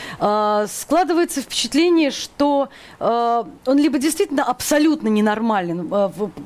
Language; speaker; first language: Russian; native; Russian